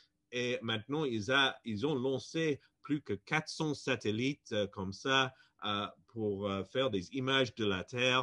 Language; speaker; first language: French; non-native, fluent; English